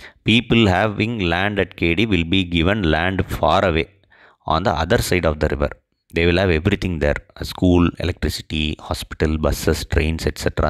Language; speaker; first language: English; non-native, local second language; Tamil